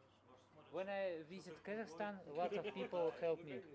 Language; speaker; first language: English; non-native, learner; Russian